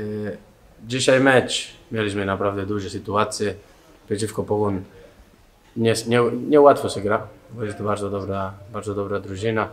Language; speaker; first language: Polish; non-native, learner; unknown